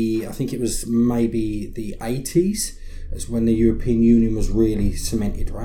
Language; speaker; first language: English; native; English